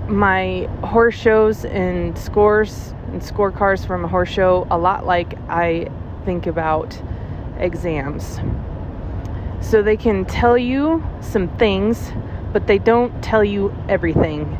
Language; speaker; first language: English; native; English